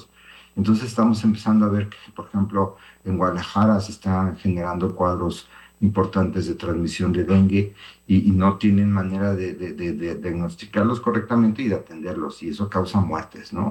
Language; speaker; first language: Spanish; native; Spanish